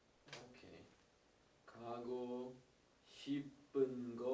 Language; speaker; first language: Korean; non-native, learner; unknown